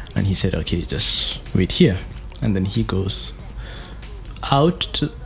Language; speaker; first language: English; non-native, local second language; Hausa